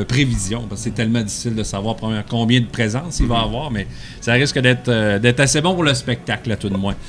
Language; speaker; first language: French; native; French